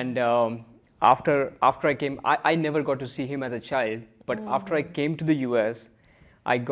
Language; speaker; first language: English; early bilingual, other home language; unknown